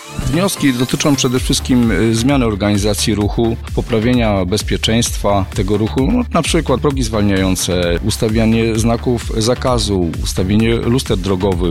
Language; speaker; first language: Polish; native; Polish